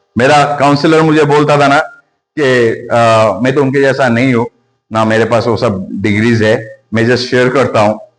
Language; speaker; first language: Hindi; non-native, local second language; Bangla